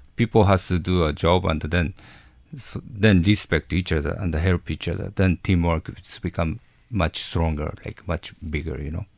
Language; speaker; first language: English; non-native, learner; Japanese